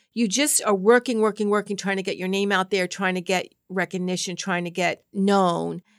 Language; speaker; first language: English; native; English